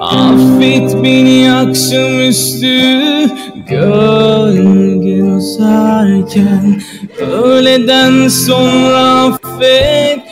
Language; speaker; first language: Turkish; native; Turkish